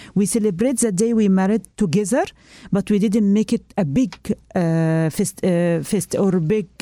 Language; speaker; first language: English; non-native, learner; Arabic